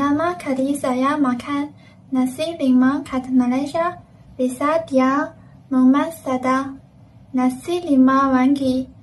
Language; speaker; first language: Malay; non-native, learner; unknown